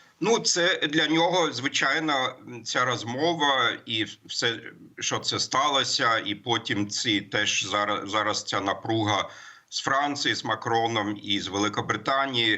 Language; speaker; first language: Ukrainian; non-native, fluent; German